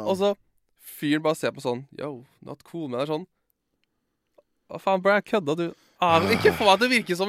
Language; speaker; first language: Norwegian; native; Norwegian